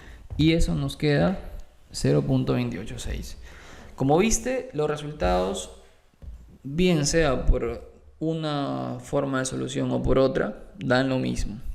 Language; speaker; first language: Spanish; native; Spanish